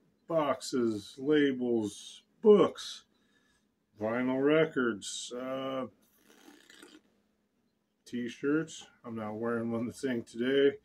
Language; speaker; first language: English; native; English